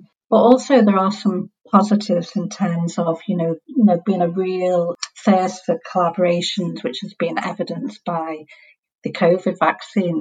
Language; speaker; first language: English; native; English